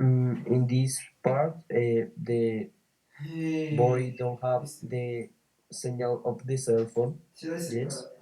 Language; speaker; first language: English; non-native, learner; Spanish